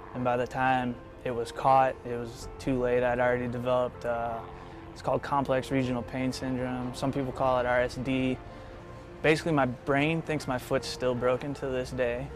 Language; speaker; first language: English; native; English